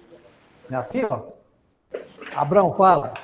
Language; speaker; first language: Portuguese; native; Portuguese